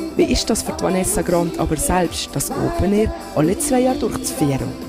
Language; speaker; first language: German; native; German